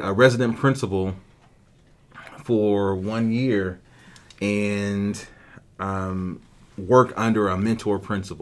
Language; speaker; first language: English; native; English